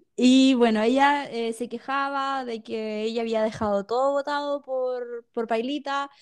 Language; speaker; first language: Spanish; native; Spanish